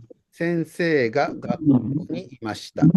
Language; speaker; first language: Japanese; non-native, fluent; Indonesian